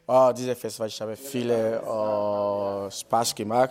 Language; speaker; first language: German; non-native, learner; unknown